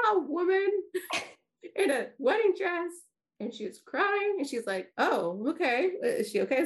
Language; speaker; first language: English; native; English